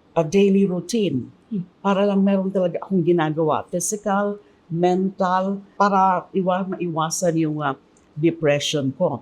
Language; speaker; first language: Filipino; non-native, local second language; Bikol